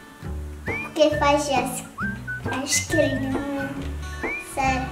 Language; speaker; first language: Portuguese; early bilingual, heritage; Portuguese